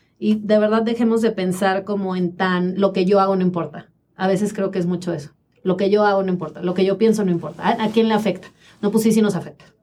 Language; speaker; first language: Spanish; native; Spanish